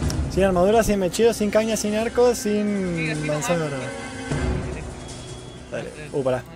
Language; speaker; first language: Spanish; native; Spanish